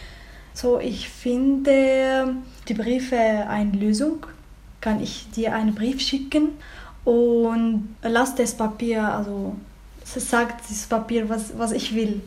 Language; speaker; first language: German; non-native, learner; Arabic